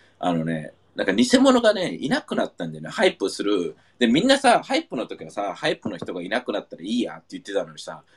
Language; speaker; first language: Japanese; non-native, fluent; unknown